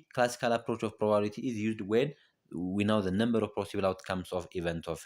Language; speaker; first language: English; non-native, local second language; Amharic